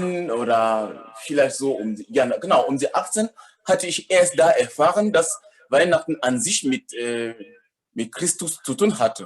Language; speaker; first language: German; non-native, fluent; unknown